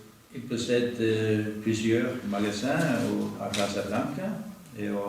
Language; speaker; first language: French; non-native, fluent; Norwegian